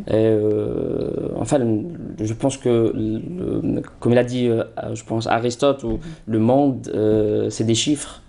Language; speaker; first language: French; non-native, local second language; Arabic